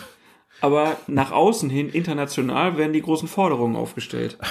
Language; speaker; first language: German; native; German